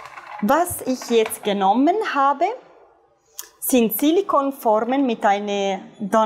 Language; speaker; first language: German; non-native, fluent; Italian